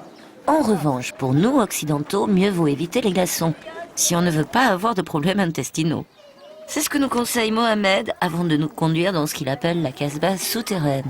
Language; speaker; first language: French; native; French